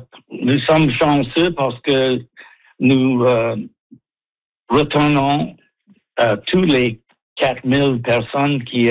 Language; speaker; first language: French; non-native, learner; English